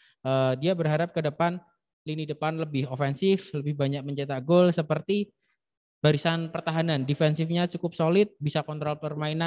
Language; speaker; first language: Indonesian; native; Indonesian